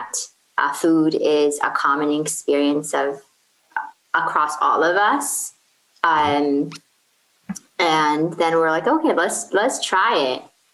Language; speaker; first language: English; non-native, fluent; Arabic